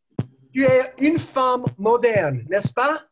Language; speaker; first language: French; non-native, learner; English